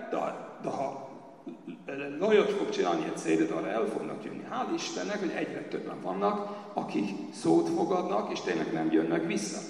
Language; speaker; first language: Hungarian; early bilingual, heritage; Hungarian